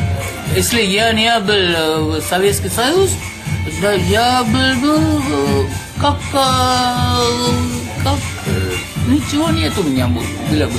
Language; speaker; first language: Russian; non-native, learner; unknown